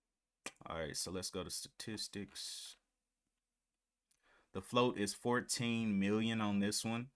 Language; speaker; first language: English; native; English